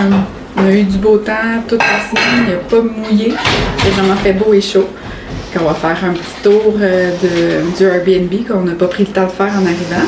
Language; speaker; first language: French; native; French